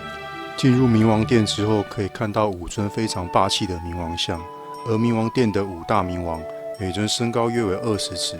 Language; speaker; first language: Chinese; native; Chinese